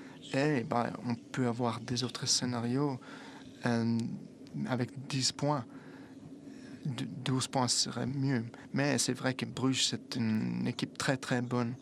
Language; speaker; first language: French; non-native, fluent; Italian